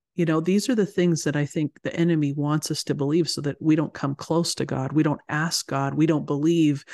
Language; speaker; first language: English; native; English